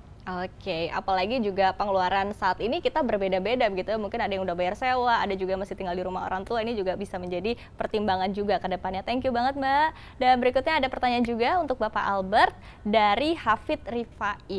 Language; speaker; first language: Indonesian; native; Indonesian